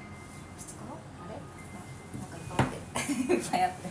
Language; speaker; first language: Japanese; native; Japanese